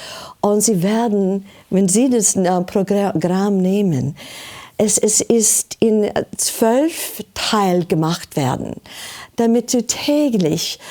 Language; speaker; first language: German; non-native, learner; English